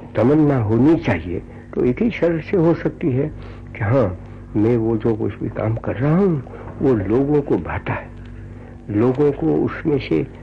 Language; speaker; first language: Hindi; non-native, local second language; Gujarati